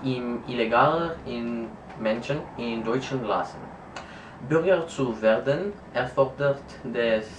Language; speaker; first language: German; non-native, learner; French